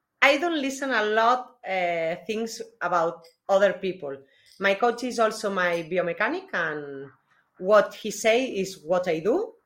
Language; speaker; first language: English; non-native, learner; Spanish